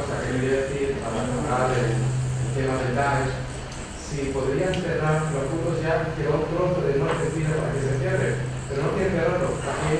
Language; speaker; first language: Spanish; non-native, fluent; Kurdish